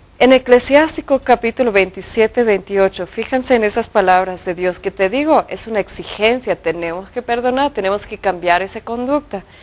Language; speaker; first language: Spanish; early bilingual, other home language; English